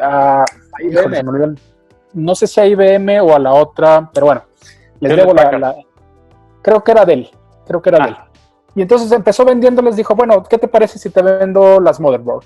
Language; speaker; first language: Spanish; native; Spanish